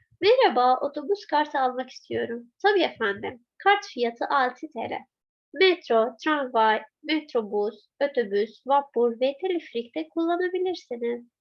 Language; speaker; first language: Turkish; non-native, fluent; Arabic